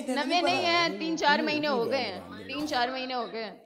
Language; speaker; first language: Urdu; native; Urdu